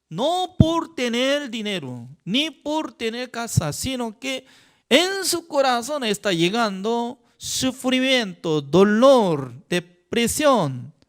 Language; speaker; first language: Spanish; non-native, fluent; Korean